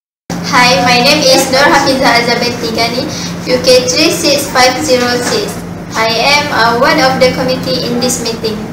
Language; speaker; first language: English; non-native, local second language; Malay